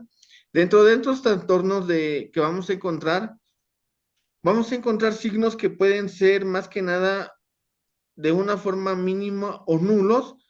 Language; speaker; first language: Spanish; native; Spanish